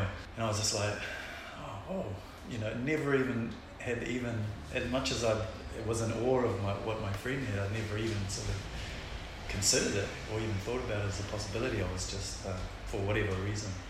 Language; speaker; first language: English; non-native, local second language; Tongan